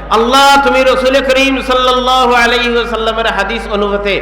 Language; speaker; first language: Bangla; native; Bangla